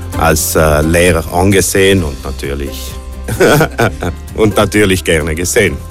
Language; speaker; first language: German; native; German